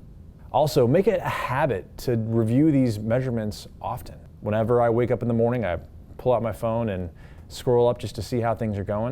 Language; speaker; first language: English; native; English